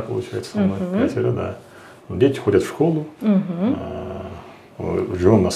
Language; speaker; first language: Russian; non-native, learner; Uzbek